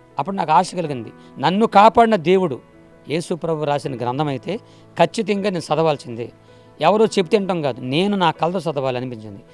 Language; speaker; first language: Telugu; non-native, local second language; Koya